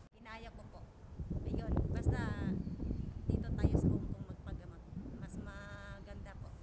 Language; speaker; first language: Filipino; non-native, local second language; Cebuano